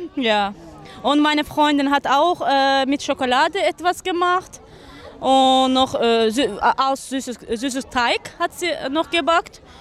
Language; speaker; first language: German; non-native, learner; Azerbaijani